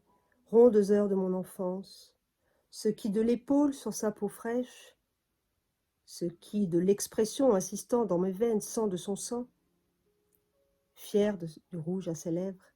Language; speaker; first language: French; native; French